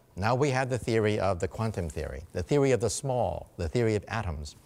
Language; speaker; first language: English; native; English